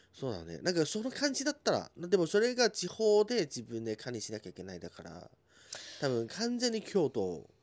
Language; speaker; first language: Japanese; non-native, fluent; Chinese